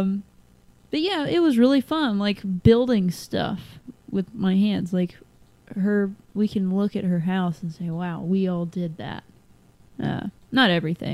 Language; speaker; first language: English; native; English